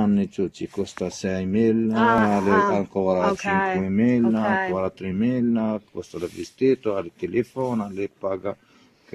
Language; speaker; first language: Italian; non-native, learner; Arabic